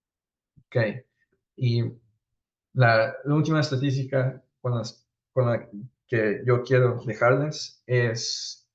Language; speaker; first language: Spanish; early bilingual, heritage; Spanish